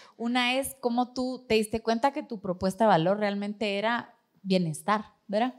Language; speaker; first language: Spanish; native; Spanish